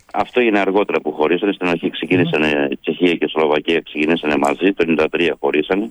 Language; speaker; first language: Greek; native; Greek